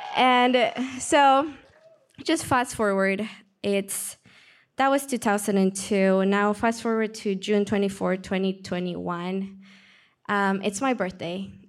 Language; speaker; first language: English; non-native, fluent; Spanish